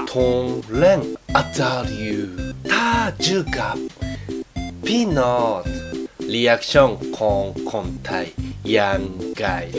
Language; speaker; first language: Thai; non-native, learner; Japanese